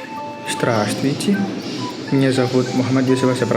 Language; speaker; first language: Russian; non-native, learner; Indonesian